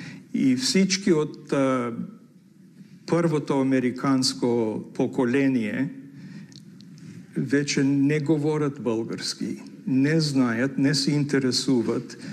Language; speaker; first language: Bulgarian; early bilingual, heritage; Bulgarian